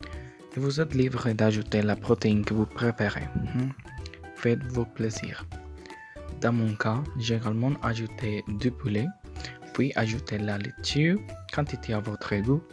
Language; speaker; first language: French; non-native, learner; Spanish